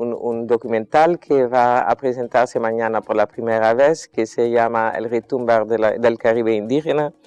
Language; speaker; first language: Spanish; non-native, fluent; Dutch